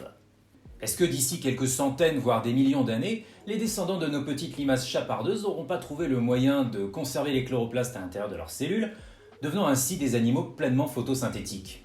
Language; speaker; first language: French; native; French